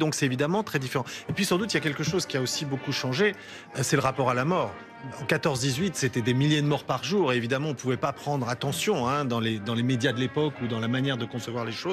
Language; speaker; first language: French; native; French